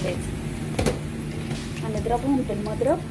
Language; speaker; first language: Arabic; native; Arabic